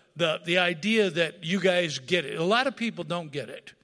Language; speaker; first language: English; native; English